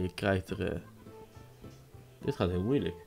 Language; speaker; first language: Dutch; native; Dutch